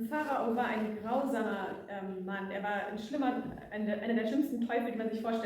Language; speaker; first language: German; native; German